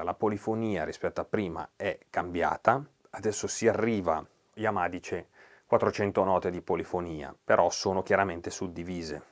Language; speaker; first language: Italian; native; Italian